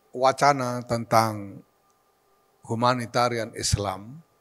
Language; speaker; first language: Indonesian; native; Indonesian